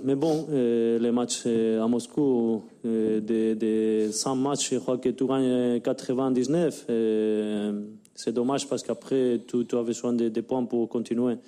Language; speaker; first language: French; non-native, learner; Spanish